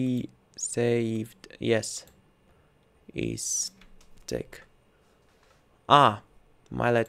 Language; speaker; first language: English; non-native, learner; Russian